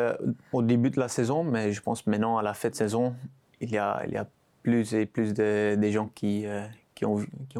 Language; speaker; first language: French; non-native, local second language; Dutch